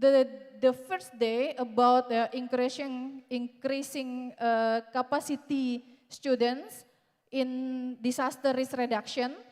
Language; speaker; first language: English; non-native, learner; Indonesian